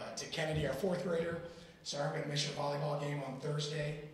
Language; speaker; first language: English; native; English